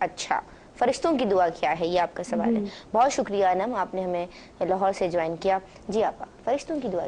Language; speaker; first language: Urdu; native; Urdu